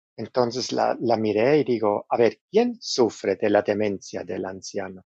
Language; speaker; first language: Spanish; non-native, fluent; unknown